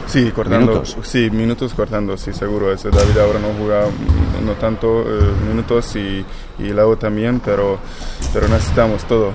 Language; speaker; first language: Spanish; non-native, learner; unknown